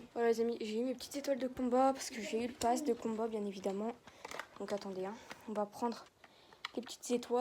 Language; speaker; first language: French; native; French